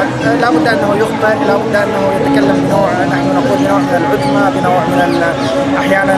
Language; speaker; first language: Arabic; native; Arabic